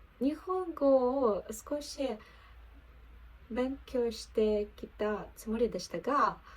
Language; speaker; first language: Japanese; non-native, learner; Ukrainian